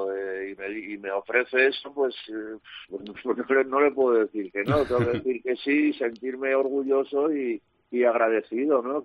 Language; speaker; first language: Spanish; native; Spanish